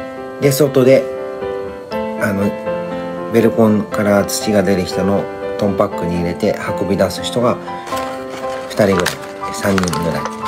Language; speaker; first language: Japanese; native; Japanese